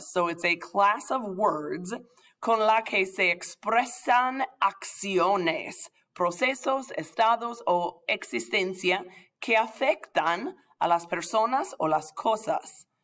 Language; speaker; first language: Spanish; non-native, fluent; English